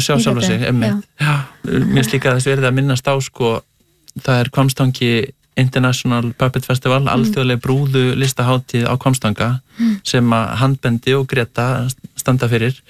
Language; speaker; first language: Icelandic; native; Icelandic